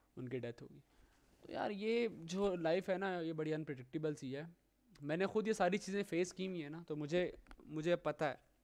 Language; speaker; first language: Urdu; native; Urdu